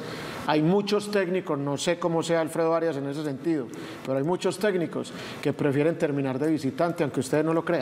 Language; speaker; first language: Spanish; native; Spanish